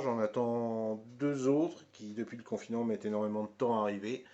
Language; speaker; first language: French; native; French